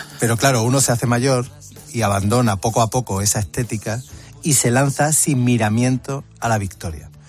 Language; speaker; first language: Spanish; native; Spanish